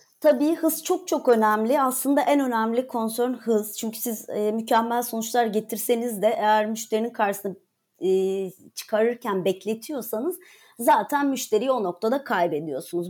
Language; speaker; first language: Turkish; native; Turkish